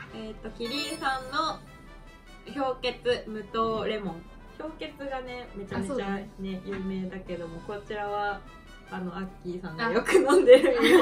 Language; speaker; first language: Japanese; native; Japanese